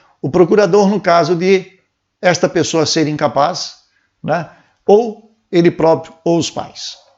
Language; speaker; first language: Portuguese; native; Portuguese